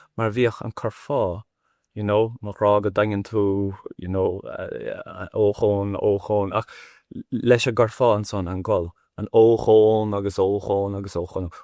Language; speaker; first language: Irish; non-native, local second language; English